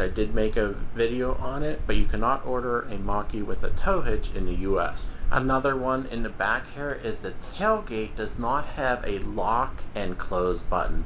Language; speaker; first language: English; native; English